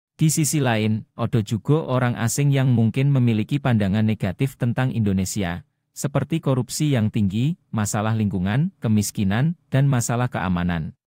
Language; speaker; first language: Indonesian; non-native, local second language; Javanese